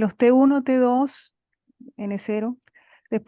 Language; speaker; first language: Spanish; native; Spanish